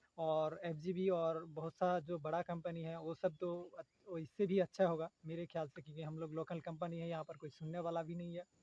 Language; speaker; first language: Hindi; native; Hindi